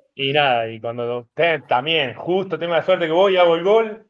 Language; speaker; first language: Spanish; native; Spanish